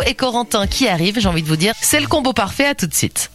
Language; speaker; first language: French; native; French